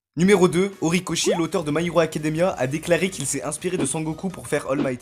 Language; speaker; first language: French; native; French